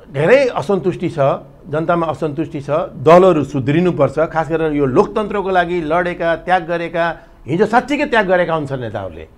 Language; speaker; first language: Nepali; native; Nepali